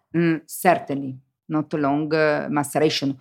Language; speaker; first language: English; non-native, learner; Italian